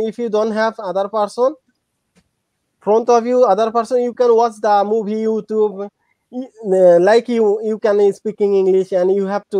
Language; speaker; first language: English; non-native, learner; Bangla